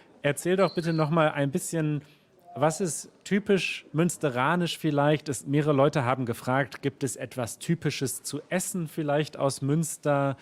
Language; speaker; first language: German; native; German